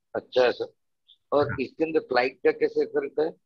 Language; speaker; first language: Hindi; non-native, local second language; Gujarati